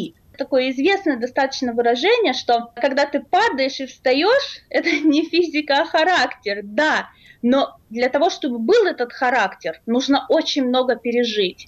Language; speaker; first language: Russian; native; Russian